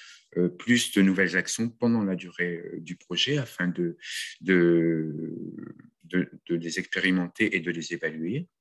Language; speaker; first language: French; native; French